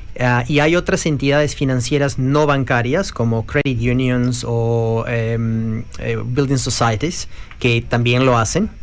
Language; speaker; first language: Spanish; native; Spanish